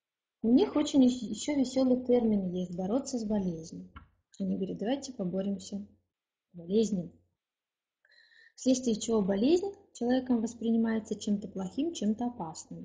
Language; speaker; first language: Russian; native; Russian